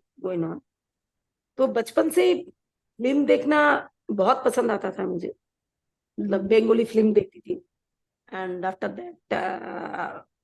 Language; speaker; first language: Hindi; non-native, local second language; Bangla